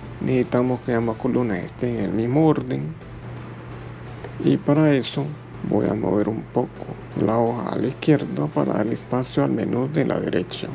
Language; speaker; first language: Spanish; native; Spanish